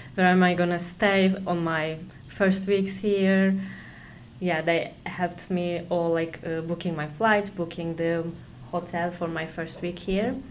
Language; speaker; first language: English; non-native, fluent; Turkish